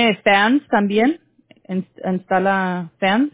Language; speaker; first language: Spanish; early bilingual, heritage; Spanish